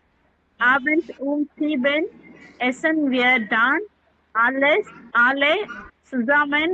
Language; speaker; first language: German; non-native, learner; Tamil